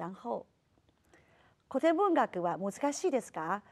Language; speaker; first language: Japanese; non-native, fluent; Chinese